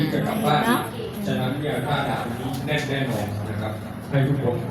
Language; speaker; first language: Thai; native; Thai